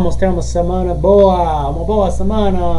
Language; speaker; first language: Portuguese; non-native, fluent; English